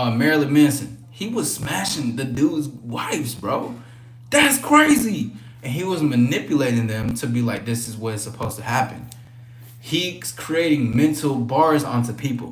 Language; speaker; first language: English; native; English